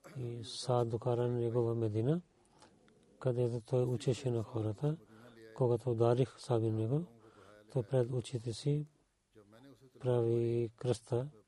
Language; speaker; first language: Bulgarian; non-native, learner; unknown